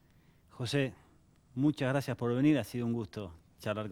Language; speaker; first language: Spanish; native; Spanish